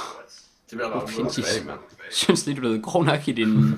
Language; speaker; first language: Danish; native; Danish